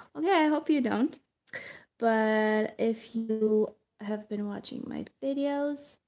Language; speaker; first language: English; non-native, fluent; Hebrew